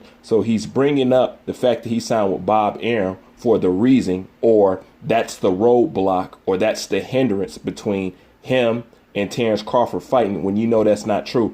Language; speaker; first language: English; native; English